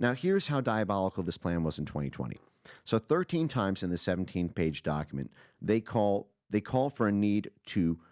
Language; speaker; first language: English; native; English